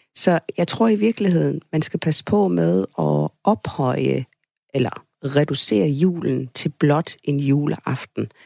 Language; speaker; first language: Danish; early bilingual, other home language; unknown